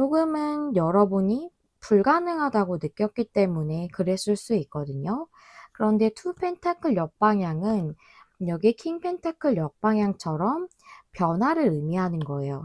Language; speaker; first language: Korean; native; Korean